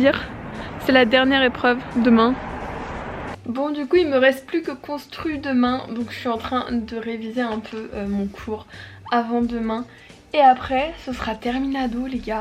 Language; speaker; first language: French; native; French